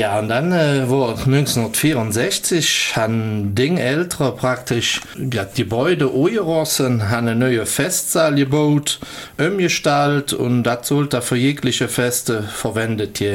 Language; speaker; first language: German; native; German